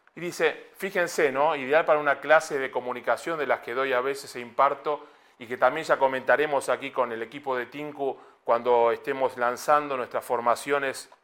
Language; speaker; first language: Spanish; native; Spanish